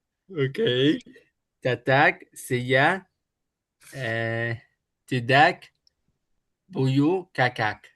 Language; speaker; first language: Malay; non-native, learner; Arabic